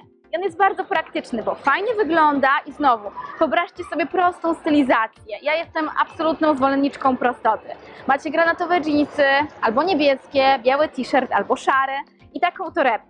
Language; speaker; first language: Polish; native; Polish